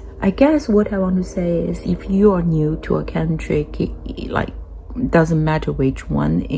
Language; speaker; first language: English; non-native, fluent; Chinese